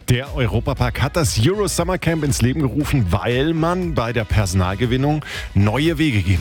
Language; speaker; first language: German; native; German